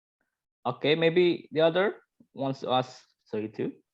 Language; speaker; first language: English; non-native, learner; Indonesian